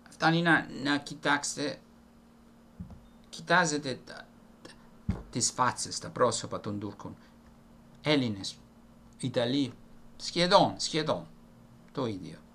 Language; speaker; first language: Greek; non-native, fluent; Italian